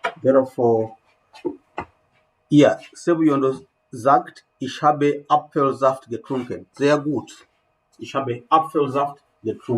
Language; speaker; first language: German; non-native, fluent; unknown